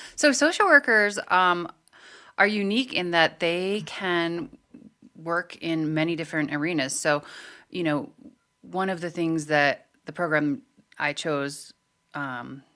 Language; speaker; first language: English; native; English